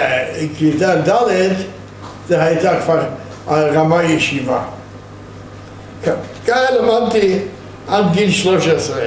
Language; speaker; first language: Hebrew; non-native, fluent; Yiddish